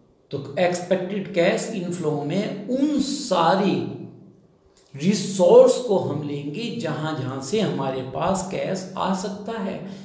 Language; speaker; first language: Hindi; native; Hindi